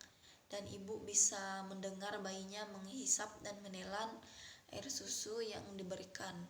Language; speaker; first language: Indonesian; native; Indonesian